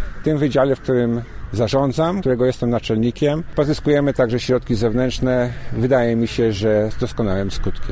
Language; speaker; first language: Polish; native; Polish